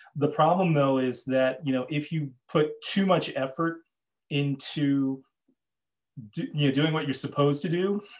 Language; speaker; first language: English; native; English